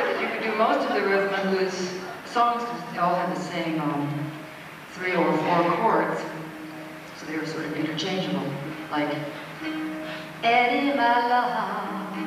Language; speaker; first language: English; native; English